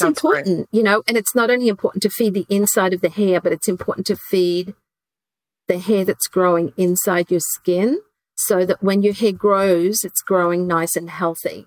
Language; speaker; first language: English; native; English